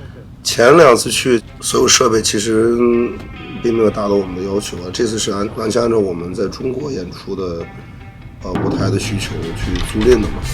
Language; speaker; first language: Chinese; native; Chinese